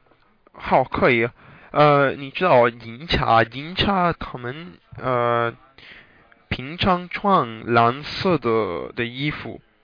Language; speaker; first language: Chinese; non-native, learner; English